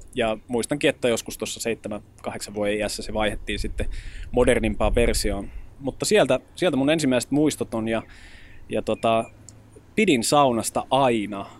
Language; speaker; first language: Finnish; early bilingual, other home language; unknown